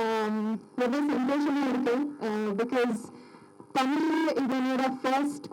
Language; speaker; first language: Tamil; non-native, learner; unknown